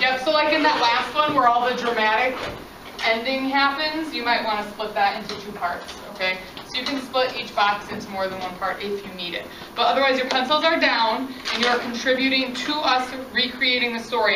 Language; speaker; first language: English; native; English